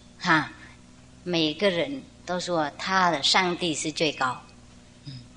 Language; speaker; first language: Chinese; non-native, fluent; Vietnamese